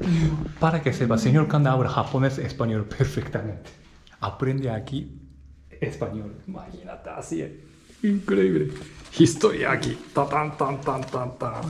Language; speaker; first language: Spanish; non-native, learner; Japanese